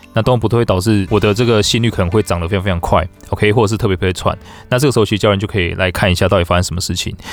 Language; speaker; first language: Chinese; native; Chinese